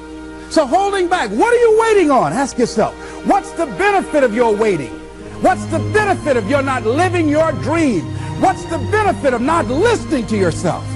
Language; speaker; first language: English; native; English